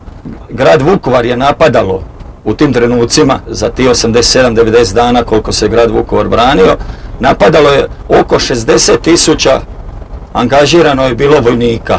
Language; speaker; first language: Croatian; native; Croatian